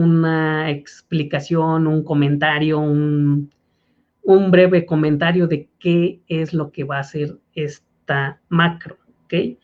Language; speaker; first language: Spanish; native; Spanish